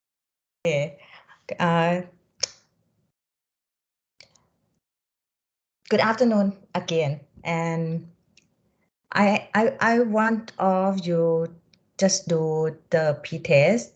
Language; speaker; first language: English; non-native, fluent; Thai